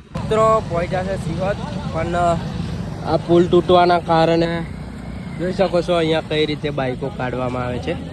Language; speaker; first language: Gujarati; non-native, local second language; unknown